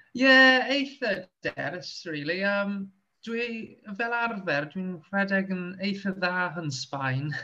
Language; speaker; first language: Welsh; non-native, local second language; English